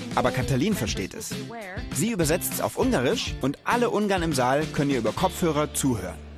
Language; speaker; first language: German; native; German